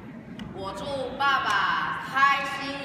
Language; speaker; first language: Chinese; early bilingual, heritage; Chinese